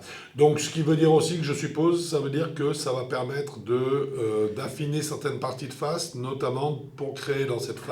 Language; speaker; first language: French; native; French